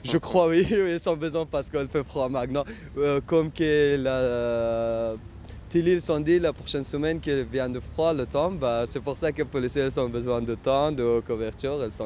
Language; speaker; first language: French; non-native, learner; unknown